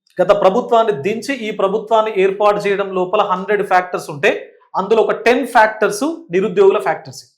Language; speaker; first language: Telugu; native; Telugu